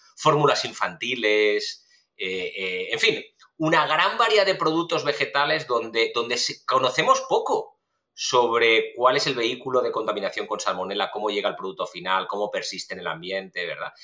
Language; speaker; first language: Spanish; native; Spanish